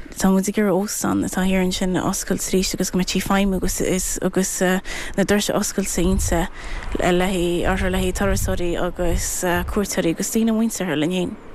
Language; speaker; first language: Irish; native; Irish